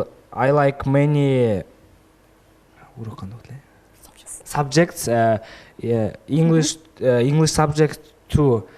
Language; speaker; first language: English; non-native, learner; Kyrgyz